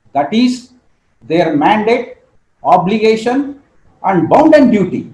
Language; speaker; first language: English; non-native, local second language; Kannada